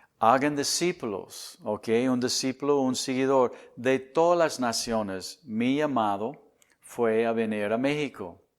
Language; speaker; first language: Spanish; non-native, fluent; English